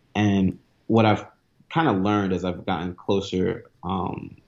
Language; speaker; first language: English; native; English